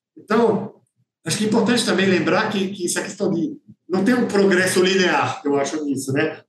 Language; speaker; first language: Portuguese; non-native, fluent; French